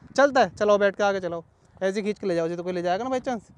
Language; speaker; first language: Hindi; native; Hindi